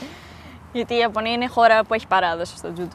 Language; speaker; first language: Greek; native; Greek